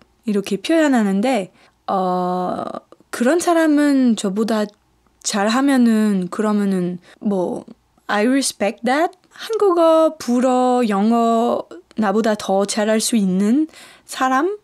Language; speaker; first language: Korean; non-native, fluent; French